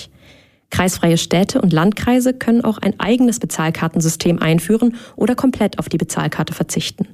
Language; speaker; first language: German; native; German